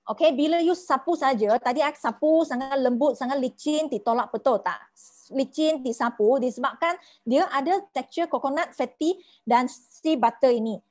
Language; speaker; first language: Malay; non-native, local second language; Chinese